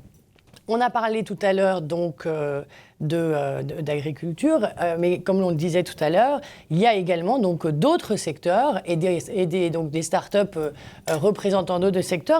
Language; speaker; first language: French; native; French